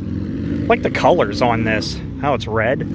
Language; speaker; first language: English; native; English